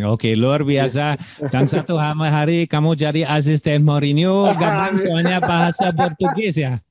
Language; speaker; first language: Indonesian; non-native, fluent; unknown